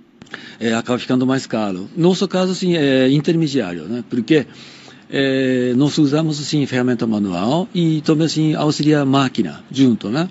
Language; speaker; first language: Portuguese; non-native, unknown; Japanese